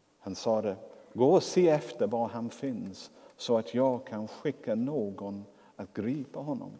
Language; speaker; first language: Swedish; non-native, fluent; English